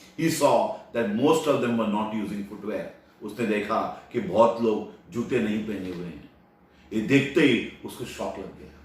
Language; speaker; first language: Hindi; non-native, local second language; Marathi